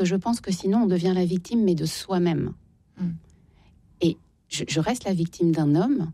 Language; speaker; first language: French; native; French